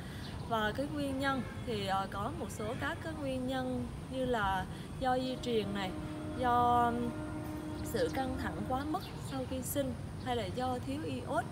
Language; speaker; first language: Vietnamese; native; Vietnamese